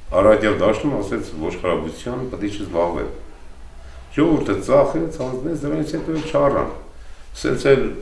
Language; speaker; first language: Armenian; non-native, local second language; Kurdish